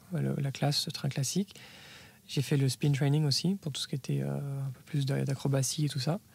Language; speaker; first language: French; native; French